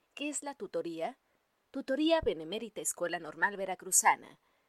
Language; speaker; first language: Spanish; native; Spanish